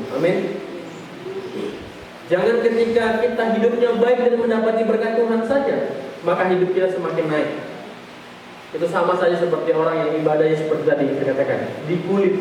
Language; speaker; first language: Indonesian; native; Indonesian